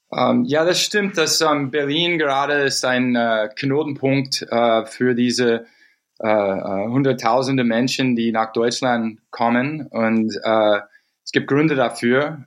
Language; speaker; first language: German; non-native, fluent; English